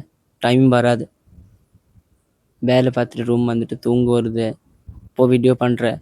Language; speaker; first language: Tamil; non-native, learner; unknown